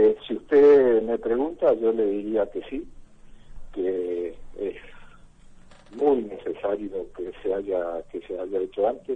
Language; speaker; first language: Spanish; native; Spanish